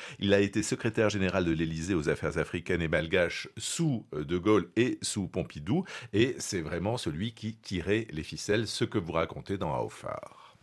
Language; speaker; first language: French; native; French